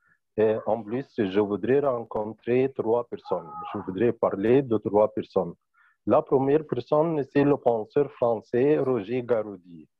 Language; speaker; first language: French; non-native, fluent; Arabic